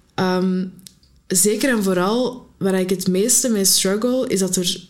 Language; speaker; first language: Dutch; early bilingual, other home language; Arabic